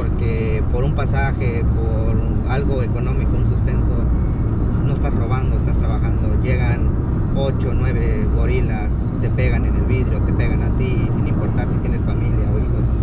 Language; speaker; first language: Spanish; native; Spanish